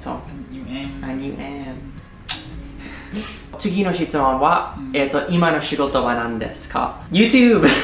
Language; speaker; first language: Japanese; non-native, learner; English